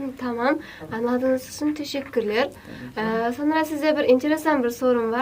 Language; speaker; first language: Turkish; non-native, learner; Kazakh